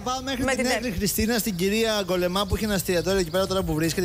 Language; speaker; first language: Greek; native; Greek